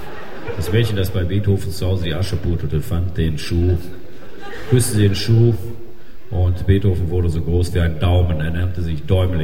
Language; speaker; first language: German; native; German